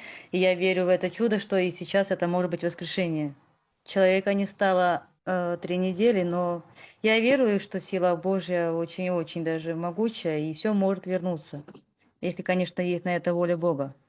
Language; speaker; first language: Russian; native; Russian